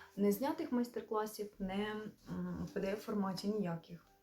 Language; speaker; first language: Ukrainian; non-native, local second language; Russian